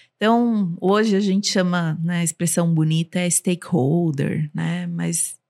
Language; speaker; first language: Portuguese; non-native, local second language; Armenian